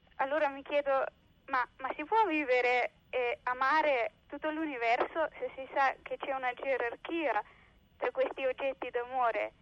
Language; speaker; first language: Italian; early bilingual, heritage; Slovenian